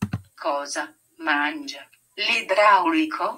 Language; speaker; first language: Italian; non-native, learner; English